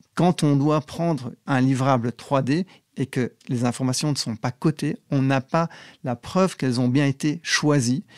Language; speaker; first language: French; native; French